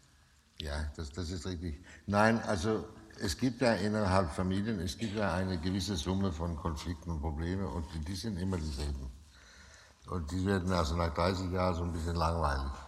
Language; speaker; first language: German; non-native, fluent; Danish